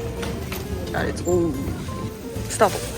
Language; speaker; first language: Japanese; native; Japanese